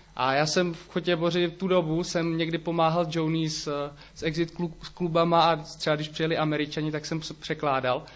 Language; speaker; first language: Czech; native; Czech